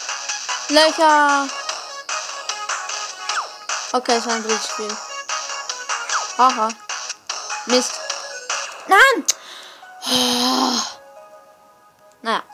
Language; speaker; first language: German; native; German